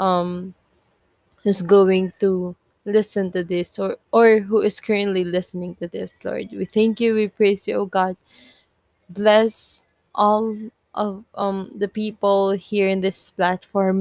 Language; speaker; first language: English; non-native, local second language; Filipino